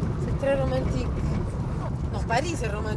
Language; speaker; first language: French; non-native, fluent; Italian